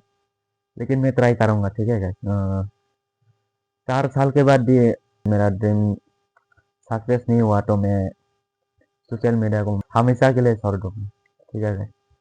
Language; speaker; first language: Hindi; non-native, local second language; Kok Borok